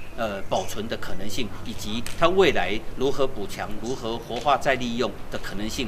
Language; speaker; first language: Chinese; native; Chinese